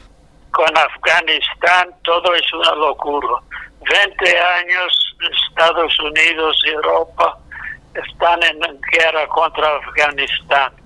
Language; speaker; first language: Spanish; non-native, fluent; English